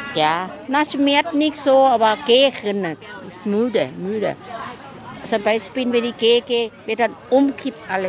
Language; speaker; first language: German; non-native, learner; Thai